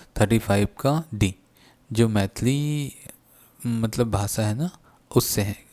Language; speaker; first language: Hindi; native; Hindi